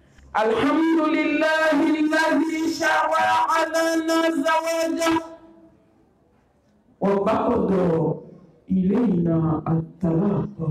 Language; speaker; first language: Arabic; non-native, fluent; Dyula